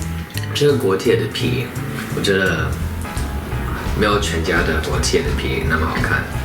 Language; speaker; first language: Chinese; non-native, fluent; English